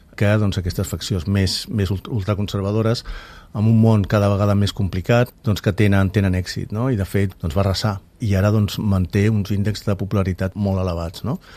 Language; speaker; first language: Catalan; native; Catalan